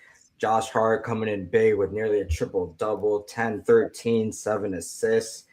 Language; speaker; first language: English; native; English